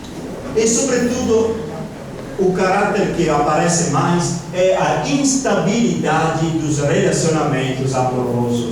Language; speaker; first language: Portuguese; non-native, fluent; Italian